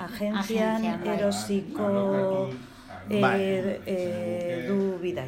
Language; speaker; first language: Basque; non-native, learner; Spanish